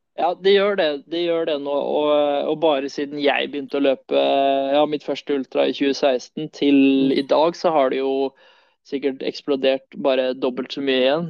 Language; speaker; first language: Norwegian; early bilingual, other home language; Swedish